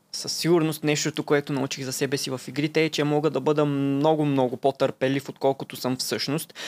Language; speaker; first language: Bulgarian; non-native, local second language; Turkish